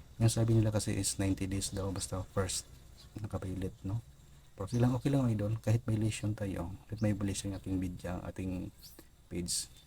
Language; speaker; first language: Filipino; non-native, local second language; Cebuano